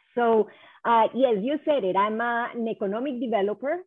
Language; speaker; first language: English; non-native, fluent; Spanish